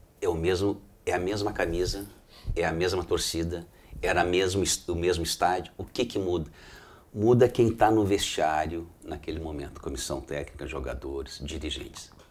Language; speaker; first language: Portuguese; native; Portuguese